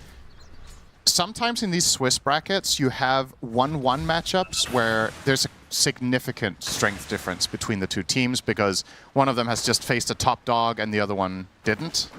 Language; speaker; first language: English; native; English